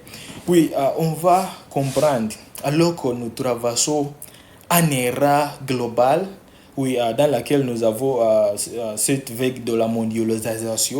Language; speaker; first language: French; non-native, fluent; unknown